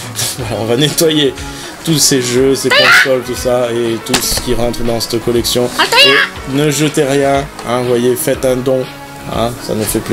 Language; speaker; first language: French; native; French